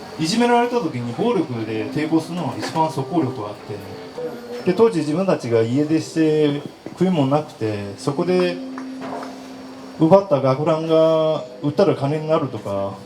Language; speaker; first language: Japanese; non-native, fluent; Chinese